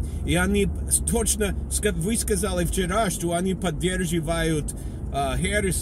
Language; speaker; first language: Russian; non-native, fluent; English